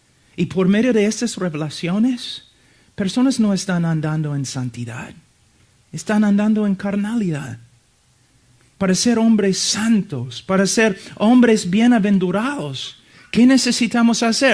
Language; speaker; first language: Spanish; non-native, fluent; English